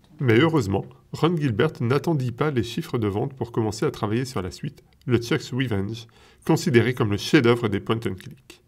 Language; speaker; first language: French; native; French